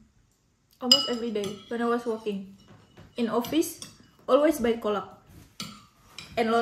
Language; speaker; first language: English; non-native, learner; Indonesian